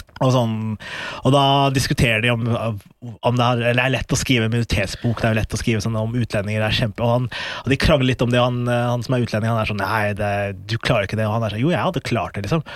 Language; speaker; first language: Norwegian; early bilingual, other home language; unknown